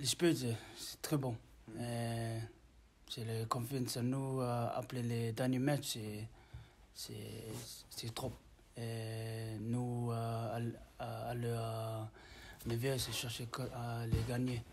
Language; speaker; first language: French; non-native, learner; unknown